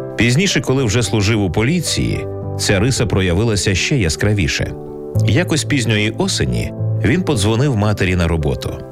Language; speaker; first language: Ukrainian; native; Ukrainian